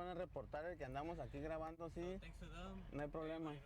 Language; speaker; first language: Spanish; native; Spanish